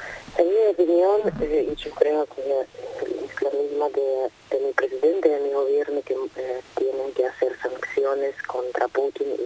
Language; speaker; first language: Spanish; non-native, fluent; Ukrainian